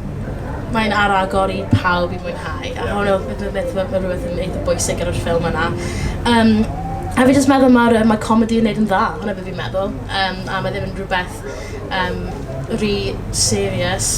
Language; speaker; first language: Welsh; non-native, local second language; English